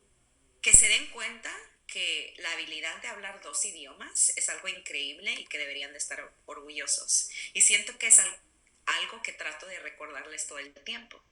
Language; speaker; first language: Spanish; early bilingual, other home language; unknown